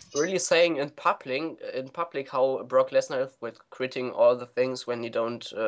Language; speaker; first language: English; non-native, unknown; German